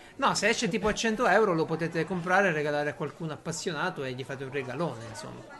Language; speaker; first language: Italian; native; Italian